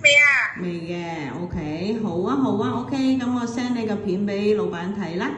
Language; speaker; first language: Cantonese; native; Cantonese